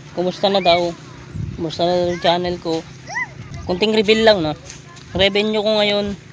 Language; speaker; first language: Filipino; non-native, local second language; Iloko